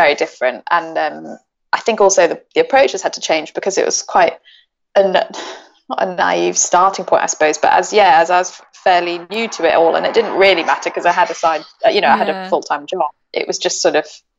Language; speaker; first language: English; native; English